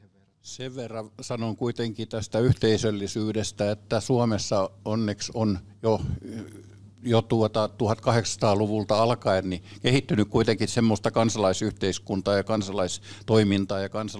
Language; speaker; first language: Finnish; native; Finnish